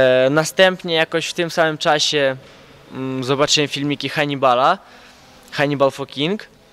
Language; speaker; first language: Polish; non-native, fluent; Ukrainian